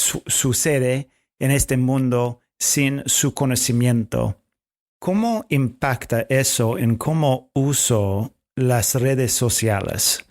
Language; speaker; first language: Spanish; non-native, fluent; English